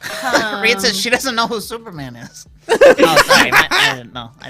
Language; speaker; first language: English; native; English